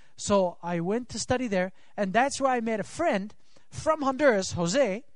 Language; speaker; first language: English; non-native, fluent; Swiss German